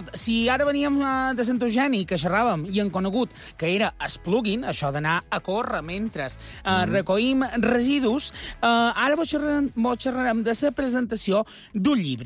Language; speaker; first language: Catalan; native; Catalan